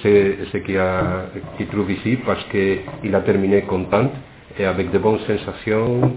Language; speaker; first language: French; non-native, fluent; Spanish